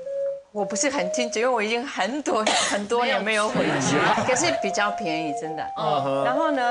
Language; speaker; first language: Chinese; non-native, fluent; Spanish